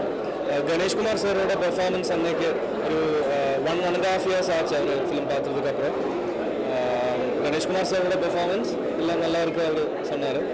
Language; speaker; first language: Tamil; non-native, learner; Malayalam